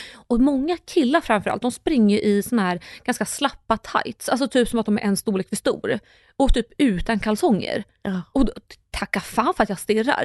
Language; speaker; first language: Swedish; early bilingual, other home language; Russian